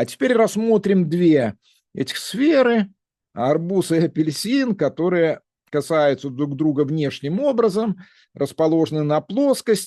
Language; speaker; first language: Russian; native; Russian